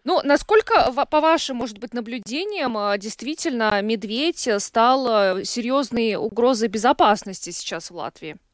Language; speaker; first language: Russian; native; Russian